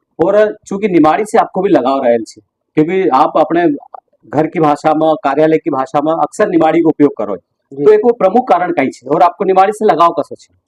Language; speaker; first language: Hindi; native; Hindi